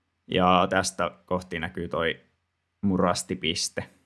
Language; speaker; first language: Finnish; native; Finnish